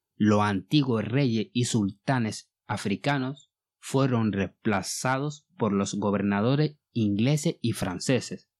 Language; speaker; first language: Spanish; non-native, fluent; Bambara